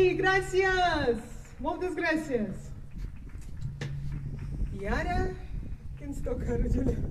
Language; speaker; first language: Catalan; non-native, fluent; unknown